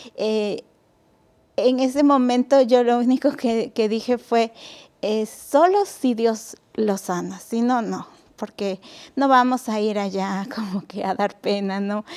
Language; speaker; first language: Spanish; native; Spanish